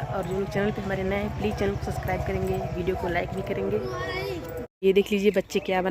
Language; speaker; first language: Hindi; non-native, local second language; Bhojpuri